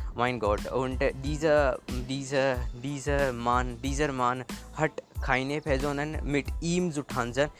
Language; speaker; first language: German; non-native, learner; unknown